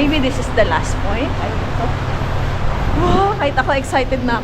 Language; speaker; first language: English; non-native, learner; Filipino